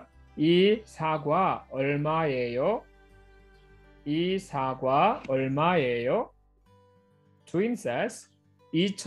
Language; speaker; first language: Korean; non-native, fluent; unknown